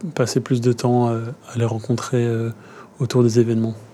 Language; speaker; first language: French; native; French